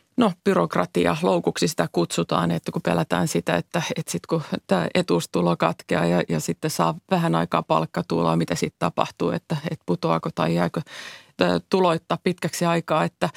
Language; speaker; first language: Finnish; native; Finnish